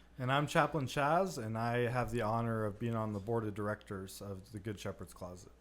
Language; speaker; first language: English; native; English